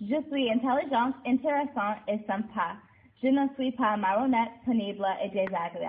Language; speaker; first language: French; non-native, learner; English